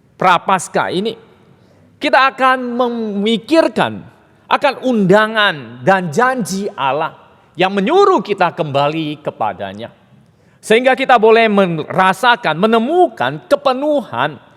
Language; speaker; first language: Indonesian; native; Indonesian